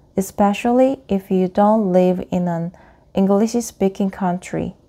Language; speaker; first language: English; non-native, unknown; Korean